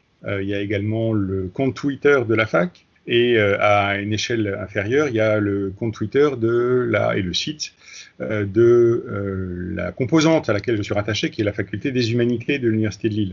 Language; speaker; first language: French; native; French